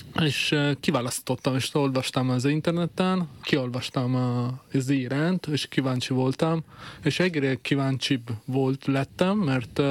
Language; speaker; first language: Hungarian; non-native, fluent; Italian